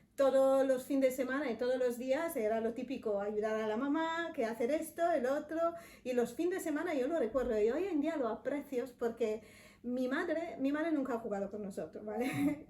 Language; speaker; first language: Spanish; non-native, fluent; Italian